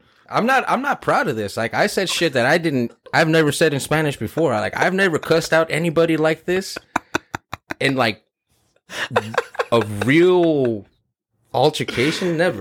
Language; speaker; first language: English; early bilingual, other home language; Spanish